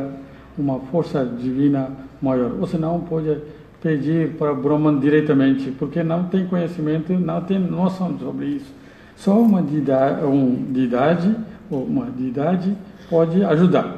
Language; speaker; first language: Portuguese; non-native, learner; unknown